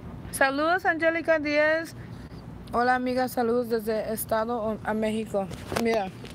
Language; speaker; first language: Spanish; native; Spanish